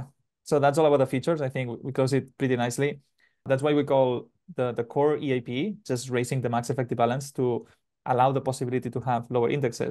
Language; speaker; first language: English; non-native, fluent; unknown